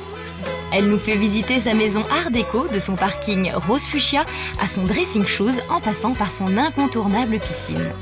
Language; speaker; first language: French; native; French